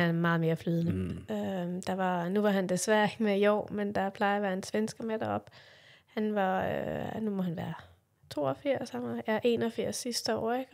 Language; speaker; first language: Danish; native; Danish